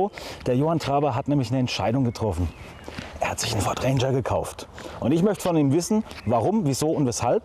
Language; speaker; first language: German; native; German